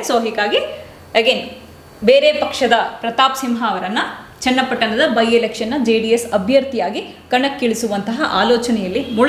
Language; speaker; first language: Kannada; native; Kannada